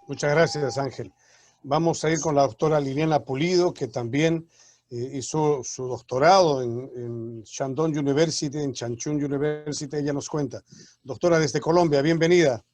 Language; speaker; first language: Spanish; native; Spanish